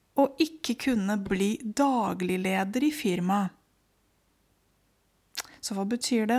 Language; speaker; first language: Norwegian; non-native, fluent; Spanish